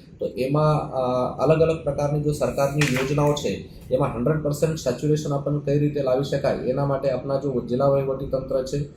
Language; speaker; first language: Gujarati; non-native, local second language; Marathi